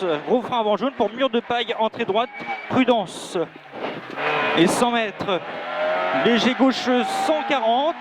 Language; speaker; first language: French; native; French